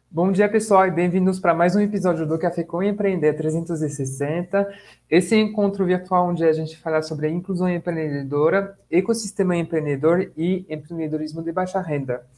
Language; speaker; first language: Portuguese; non-native, fluent; French